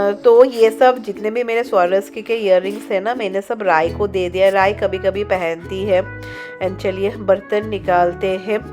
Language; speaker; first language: Hindi; non-native, local second language; Bangla